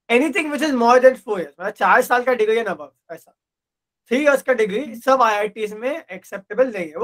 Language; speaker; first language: Hindi; non-native, local second language; Gujarati